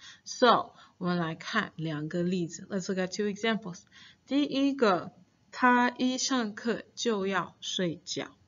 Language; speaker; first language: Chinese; non-native, fluent; English